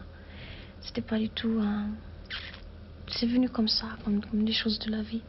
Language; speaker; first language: French; non-native, fluent; German